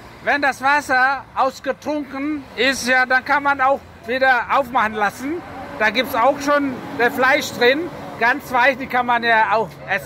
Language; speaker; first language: German; non-native, fluent; Indonesian